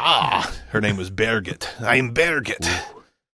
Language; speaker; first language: English; native; English